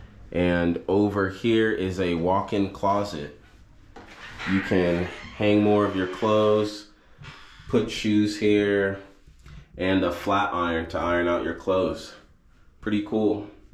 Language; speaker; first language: English; native; English